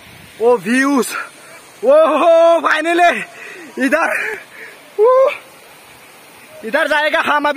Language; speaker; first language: Hindi; non-native, local second language; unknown